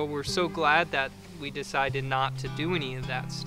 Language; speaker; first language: English; native; English